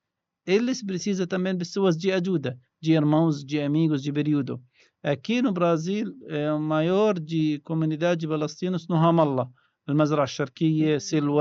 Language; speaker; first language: Portuguese; non-native, learner; Arabic